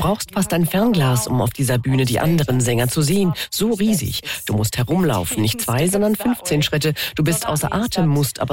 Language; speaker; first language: German; native; German